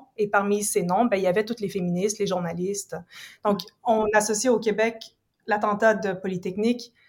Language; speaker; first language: French; native; French